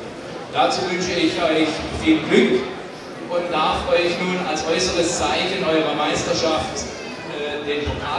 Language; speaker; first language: German; native; German